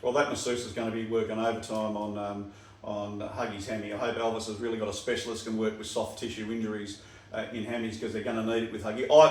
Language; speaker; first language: English; native; English